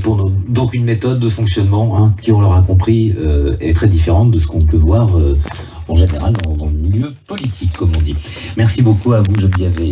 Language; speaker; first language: French; native; French